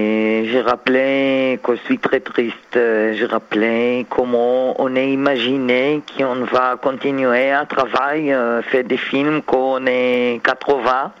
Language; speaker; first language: French; non-native, learner; Hebrew